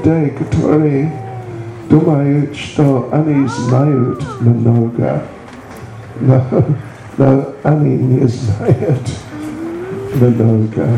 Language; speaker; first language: Russian; non-native, learner; English